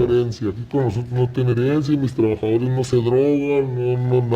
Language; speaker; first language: Spanish; native; Spanish